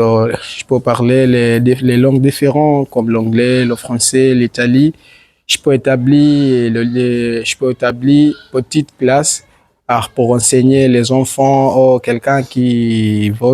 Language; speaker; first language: French; non-native, learner; Swahili